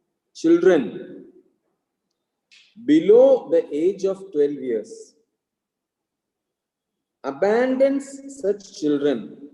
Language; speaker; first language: English; non-native, local second language; Malayalam